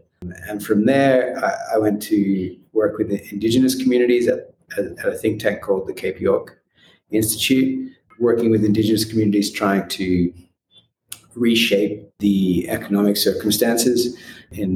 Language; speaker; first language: English; native; English